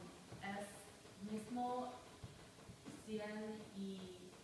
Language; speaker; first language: Spanish; non-native, learner; English